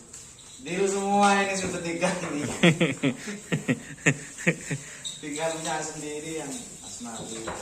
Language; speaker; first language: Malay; non-native, local second language; Madurese